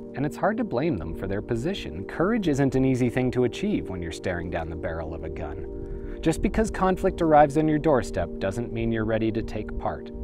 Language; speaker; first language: English; native; English